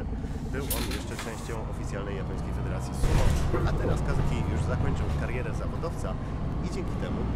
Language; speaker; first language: Polish; native; Polish